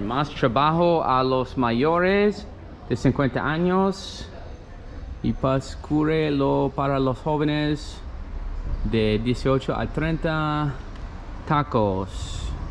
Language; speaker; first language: Spanish; non-native, learner; English